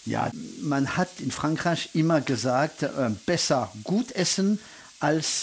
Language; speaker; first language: German; early bilingual, heritage; French